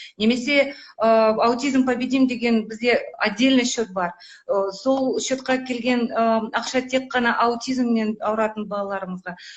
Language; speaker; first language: Kazakh; non-native, local second language; Russian